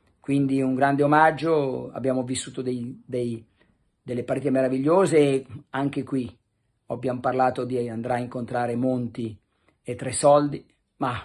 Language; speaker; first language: Italian; native; Italian